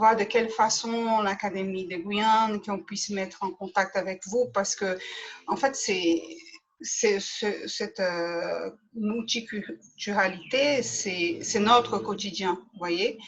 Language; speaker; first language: French; native; French